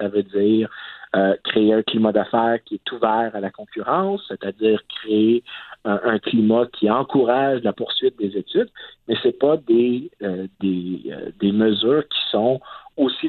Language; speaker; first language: French; native; French